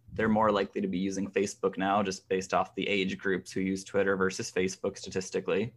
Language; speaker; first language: English; native; English